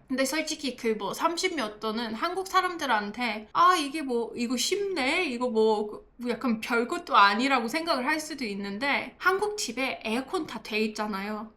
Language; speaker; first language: Korean; non-native, fluent; English